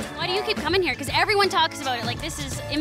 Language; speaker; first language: English; native; English